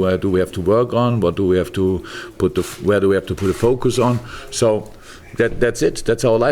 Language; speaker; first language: English; non-native, fluent; German